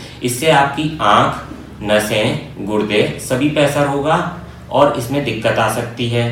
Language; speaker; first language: Hindi; native; Hindi